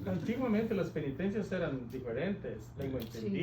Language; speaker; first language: Spanish; native; Spanish